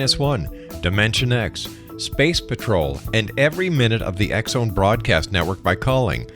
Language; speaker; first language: English; native; English